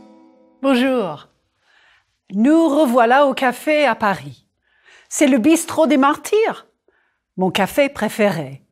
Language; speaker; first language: French; non-native, fluent; English